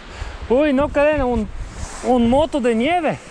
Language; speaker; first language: Spanish; non-native, learner; Bulgarian